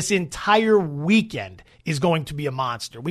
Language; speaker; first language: English; native; English